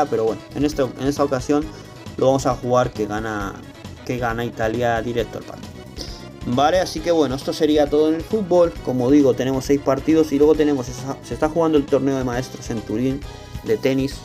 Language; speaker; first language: Spanish; native; Spanish